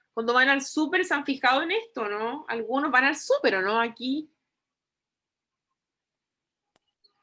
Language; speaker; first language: Spanish; native; Spanish